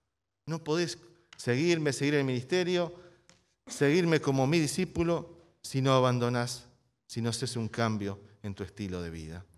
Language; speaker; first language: Spanish; native; Spanish